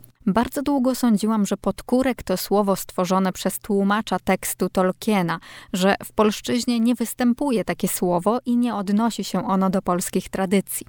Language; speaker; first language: Polish; native; Polish